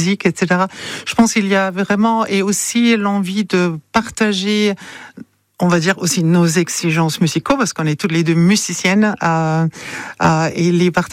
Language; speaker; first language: French; non-native, fluent; German